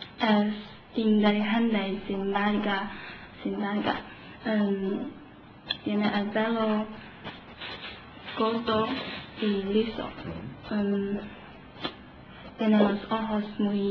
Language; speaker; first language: Spanish; non-native, learner; Chinese